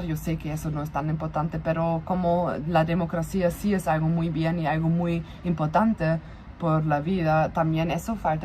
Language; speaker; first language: Spanish; non-native, fluent; German